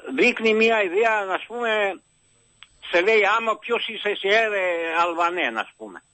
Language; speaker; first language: Greek; non-native, learner; Albanian